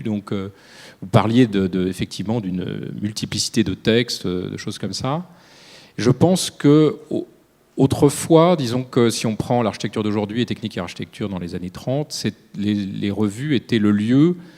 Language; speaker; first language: French; native; French